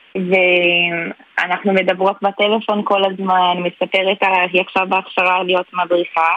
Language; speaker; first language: Hebrew; non-native, fluent; Portuguese